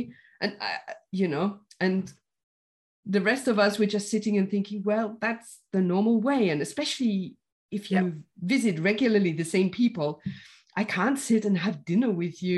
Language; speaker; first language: English; native; English